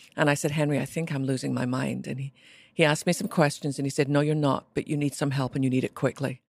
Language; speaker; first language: English; native; English